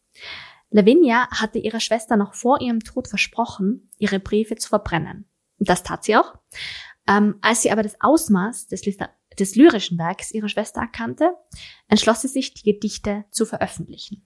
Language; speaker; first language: German; native; German